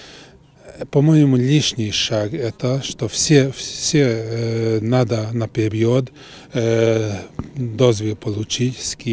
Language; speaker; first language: Ukrainian; non-native, local second language; Hungarian